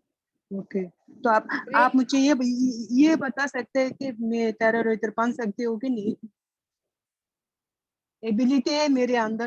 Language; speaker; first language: Hindi; non-native, fluent; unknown